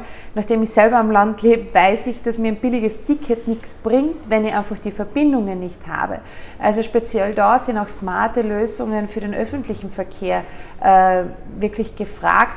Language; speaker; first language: German; native; German